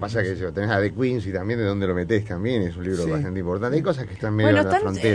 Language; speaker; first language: Spanish; native; Spanish